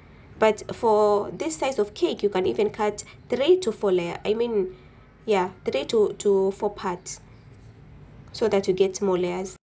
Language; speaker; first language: English; non-native, local second language; Swahili